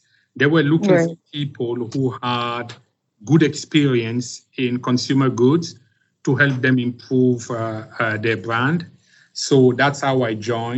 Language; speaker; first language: English; non-native, local second language; French